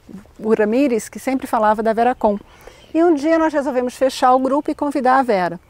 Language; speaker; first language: Portuguese; native; Portuguese